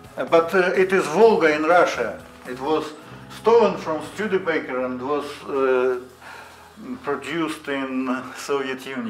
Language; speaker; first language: English; non-native, learner; Russian